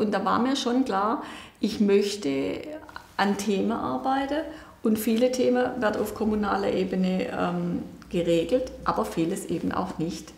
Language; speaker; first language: German; native; German